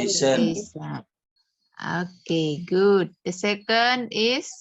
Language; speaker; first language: English; non-native, fluent; Indonesian